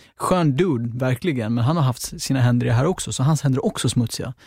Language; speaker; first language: Swedish; native; Swedish